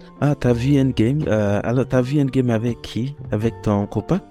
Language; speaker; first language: French; non-native, learner; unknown